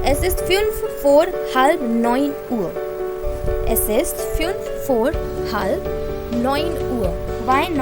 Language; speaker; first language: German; non-native, fluent; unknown